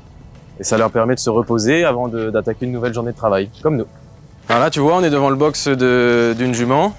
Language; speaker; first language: French; native; French